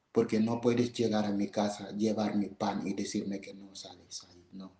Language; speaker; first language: Spanish; non-native, fluent; Wolof